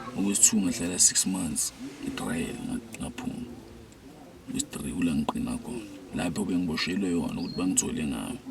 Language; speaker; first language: Zulu; native; Zulu